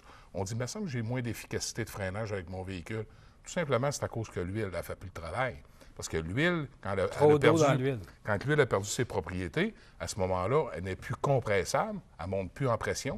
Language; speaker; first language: French; native; French